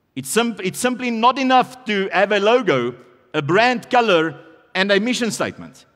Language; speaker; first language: English; non-native, local second language; Afrikaans